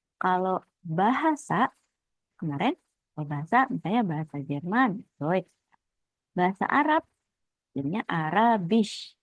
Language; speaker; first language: Indonesian; native; Indonesian